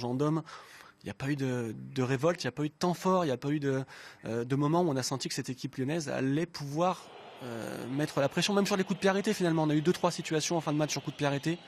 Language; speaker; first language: French; native; French